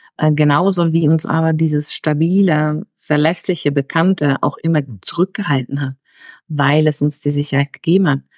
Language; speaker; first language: German; early bilingual, other home language; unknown